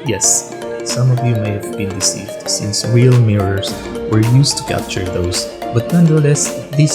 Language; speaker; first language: English; non-native, local second language; Filipino